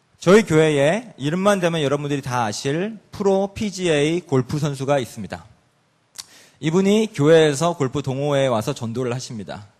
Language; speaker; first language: Korean; early bilingual, other home language; English